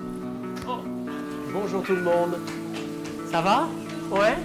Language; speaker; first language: French; native; French